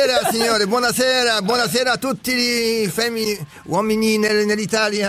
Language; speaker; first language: Italian; non-native, learner; Polish